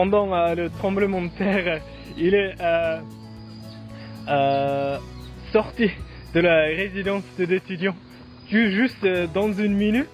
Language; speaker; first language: French; non-native, learner; Mongolian